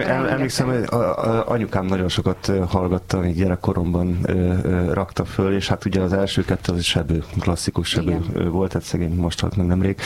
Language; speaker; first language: Hungarian; native; Hungarian